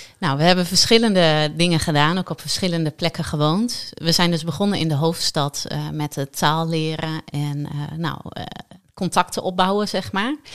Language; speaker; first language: Dutch; native; Dutch